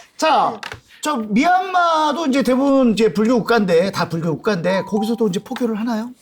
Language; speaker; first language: Korean; native; Korean